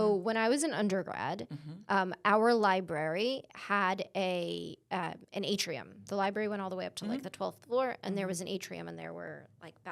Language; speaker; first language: English; native; English